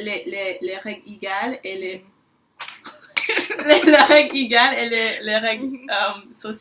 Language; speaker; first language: French; non-native, learner; English